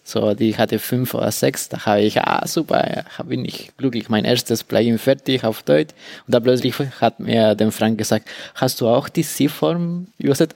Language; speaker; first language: German; non-native, fluent; Spanish